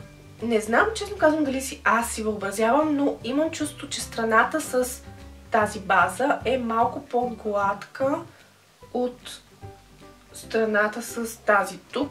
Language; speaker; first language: Bulgarian; native; Bulgarian